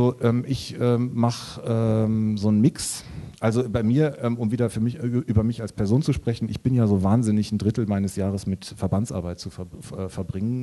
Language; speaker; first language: German; native; German